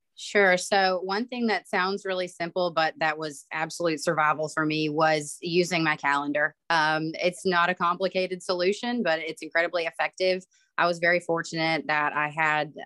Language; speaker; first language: English; native; English